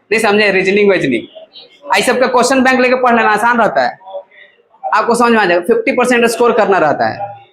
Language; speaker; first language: Hindi; native; Hindi